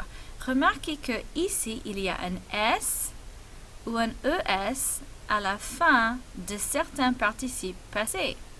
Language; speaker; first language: French; non-native, fluent; English